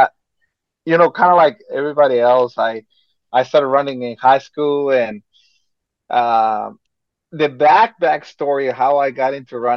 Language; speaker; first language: English; non-native, fluent; Spanish